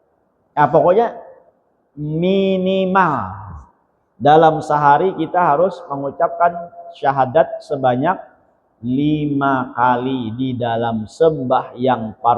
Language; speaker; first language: Indonesian; non-native, local second language; Banjar